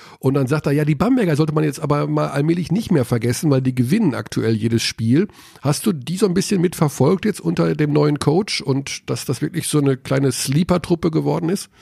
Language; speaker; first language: German; native; German